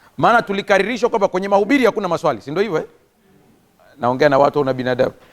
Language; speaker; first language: Swahili; native; Swahili